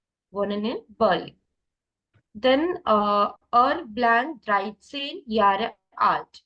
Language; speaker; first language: German; non-native, fluent; Malayalam